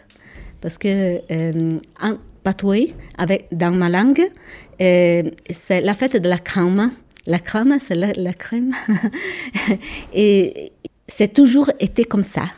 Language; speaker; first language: French; non-native, local second language; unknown